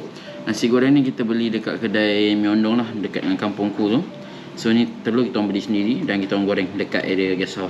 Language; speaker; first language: Malay; native; Malay